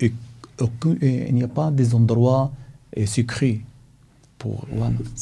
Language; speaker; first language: French; non-native, learner; Arabic